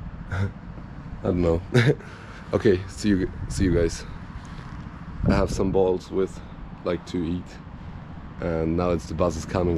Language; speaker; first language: English; non-native, fluent; German